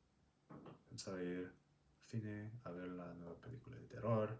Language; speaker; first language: Spanish; non-native, fluent; English